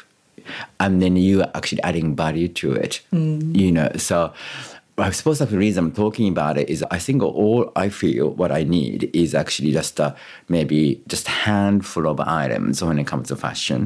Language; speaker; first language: English; non-native, fluent; Japanese